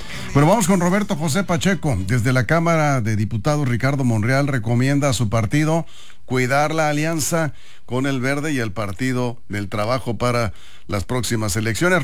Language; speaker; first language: Spanish; native; Spanish